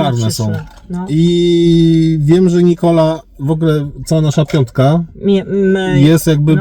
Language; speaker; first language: Polish; native; Polish